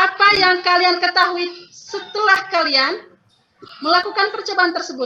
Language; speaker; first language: Indonesian; native; Indonesian